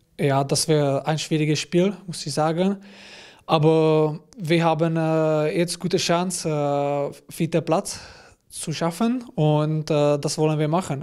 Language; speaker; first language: German; non-native, fluent; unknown